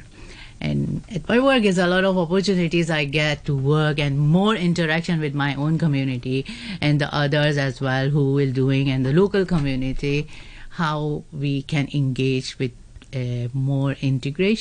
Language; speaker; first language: English; non-native, local second language; Urdu